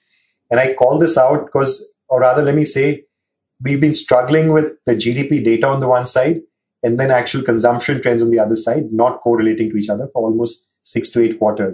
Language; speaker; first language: English; non-native, local second language; Hindi